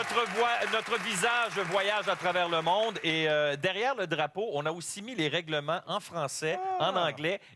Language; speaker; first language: French; native; French